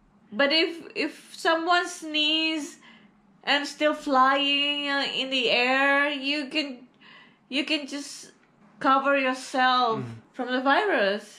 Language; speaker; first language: English; non-native, learner; Indonesian